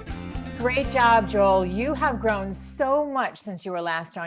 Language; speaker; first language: English; native; English